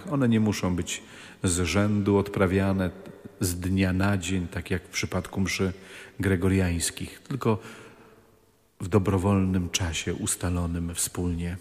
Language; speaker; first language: Polish; native; Polish